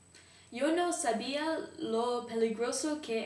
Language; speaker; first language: Spanish; non-native, learner; English